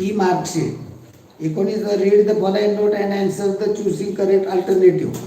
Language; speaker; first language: English; non-native, local second language; Marathi